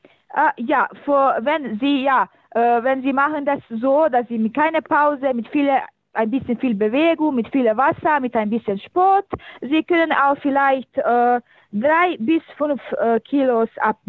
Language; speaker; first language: German; non-native, learner; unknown